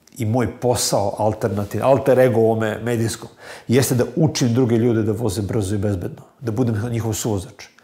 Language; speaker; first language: Serbian; native; Serbian